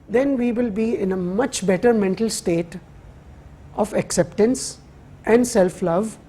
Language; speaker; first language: English; non-native, local second language; Urdu